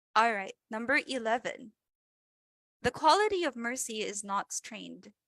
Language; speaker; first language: English; non-native, local second language; Filipino